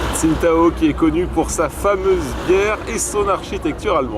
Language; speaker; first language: French; native; French